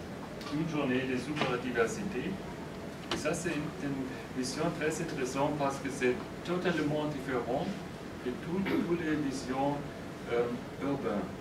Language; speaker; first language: French; non-native, fluent; German